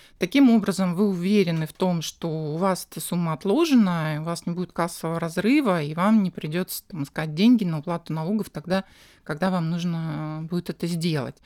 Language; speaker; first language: Russian; native; Russian